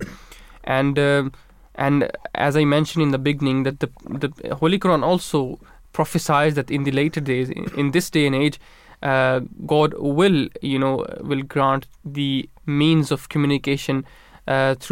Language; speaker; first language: English; non-native, local second language; Urdu